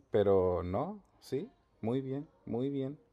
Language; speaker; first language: Spanish; early bilingual, heritage; Spanish